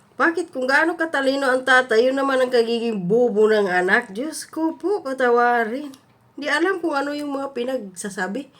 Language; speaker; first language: Filipino; native; Filipino